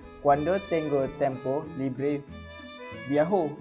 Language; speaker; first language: Spanish; non-native, learner; Malay